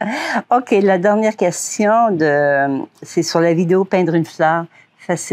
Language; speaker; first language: French; native; French